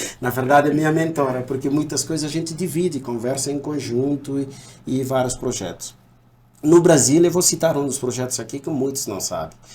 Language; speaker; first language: Portuguese; non-native, local second language; Upper Guinea Crioulo